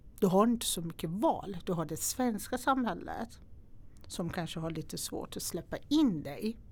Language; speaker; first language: Swedish; non-native, fluent; Persian